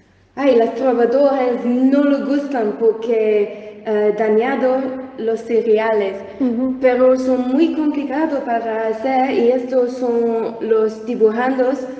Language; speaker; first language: Spanish; non-native, learner; English